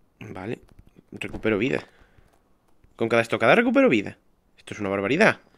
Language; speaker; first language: Spanish; native; Spanish